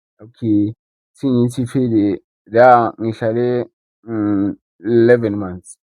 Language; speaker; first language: Zulu; non-native, local second language; Xhosa